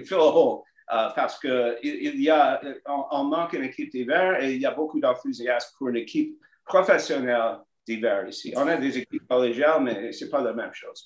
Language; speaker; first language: French; non-native, local second language; English